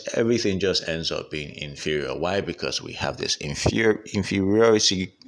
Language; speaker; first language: English; non-native, local second language; Igbo